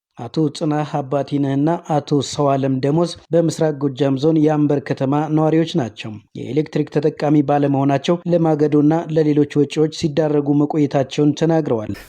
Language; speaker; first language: Amharic; native; Amharic